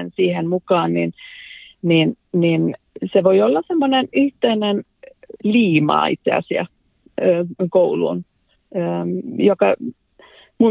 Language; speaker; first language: Finnish; non-native, local second language; Swedish